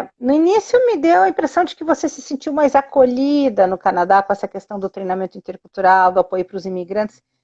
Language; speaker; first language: Portuguese; native; Portuguese